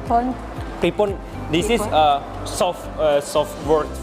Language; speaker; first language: English; non-native, learner; Indonesian